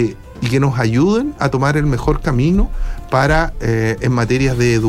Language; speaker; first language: Spanish; native; Spanish